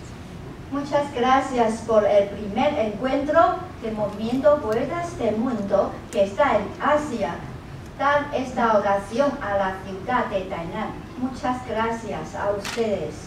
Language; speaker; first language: Spanish; non-native, learner; Chinese